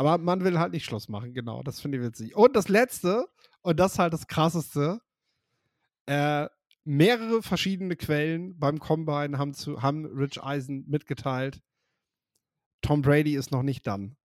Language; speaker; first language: German; native; German